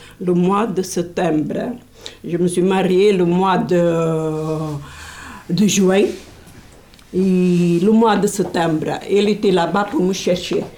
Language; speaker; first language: French; non-native, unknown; Portuguese